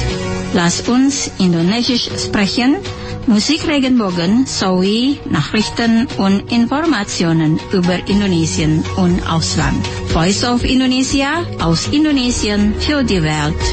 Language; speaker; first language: German; non-native, fluent; Indonesian